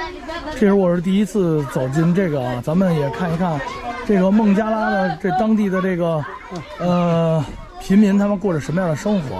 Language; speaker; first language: Chinese; native; Chinese